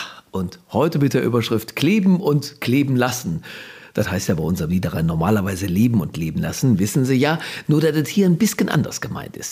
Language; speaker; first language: German; native; German